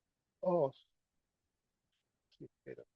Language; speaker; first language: Spanish; native; Spanish